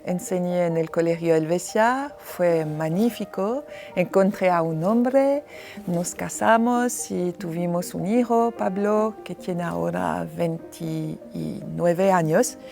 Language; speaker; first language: Spanish; non-native, fluent; French